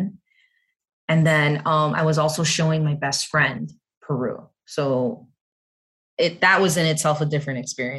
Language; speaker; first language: English; native; English